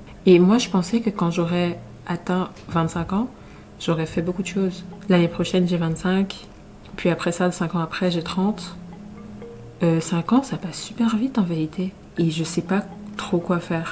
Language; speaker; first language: French; native; French